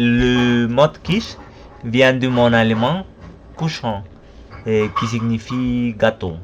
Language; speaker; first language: French; non-native, learner; Spanish